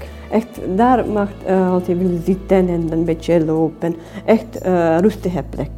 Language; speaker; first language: Dutch; non-native, learner; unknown